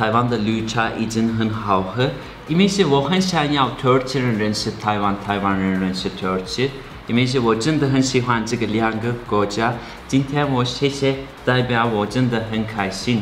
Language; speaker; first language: Chinese; non-native, learner; Turkish